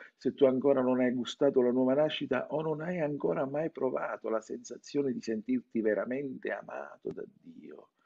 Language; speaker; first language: Italian; native; Italian